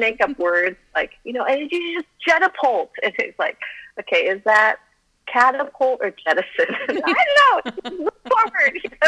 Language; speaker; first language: English; early bilingual, other home language; Chinese